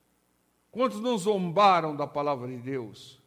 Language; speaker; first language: Portuguese; native; Portuguese